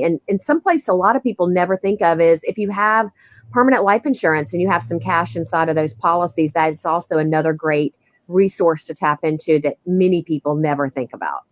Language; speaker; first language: English; native; English